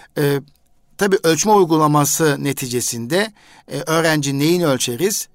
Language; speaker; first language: Turkish; native; Turkish